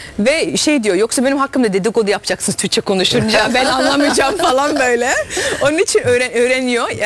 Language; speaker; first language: Turkish; early bilingual, heritage; Dutch